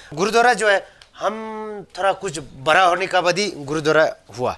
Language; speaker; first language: Hindi; non-native, local second language; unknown